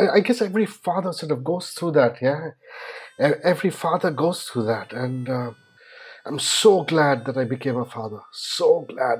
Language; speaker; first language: English; non-native, local second language; Bangla